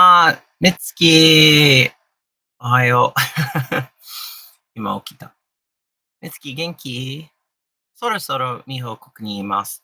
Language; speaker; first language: Japanese; non-native, learner; English